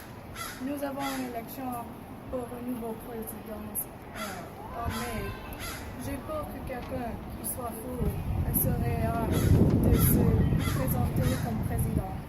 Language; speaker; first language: French; non-native, learner; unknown